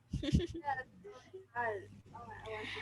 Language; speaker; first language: English; non-native, learner; Vietnamese